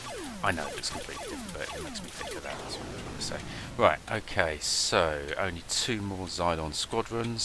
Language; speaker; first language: English; native; English